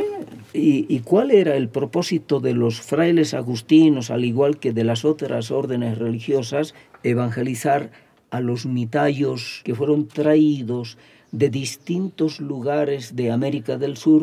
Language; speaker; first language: Spanish; native; Spanish